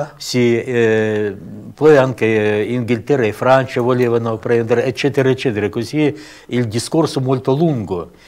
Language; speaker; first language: Italian; non-native, learner; Russian